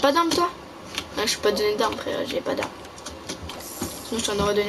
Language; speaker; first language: French; native; French